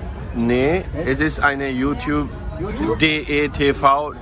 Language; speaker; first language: German; non-native, fluent; Urdu